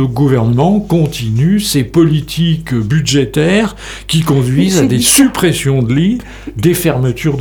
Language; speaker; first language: French; native; French